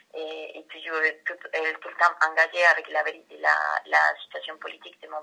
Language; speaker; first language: French; non-native, fluent; Spanish